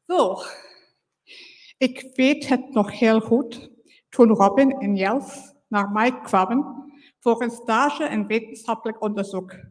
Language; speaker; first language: Dutch; non-native, fluent; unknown